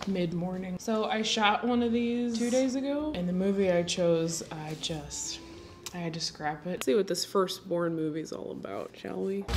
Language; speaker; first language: English; native; English